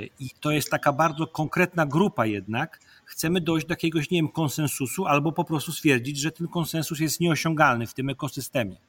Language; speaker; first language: Polish; native; Polish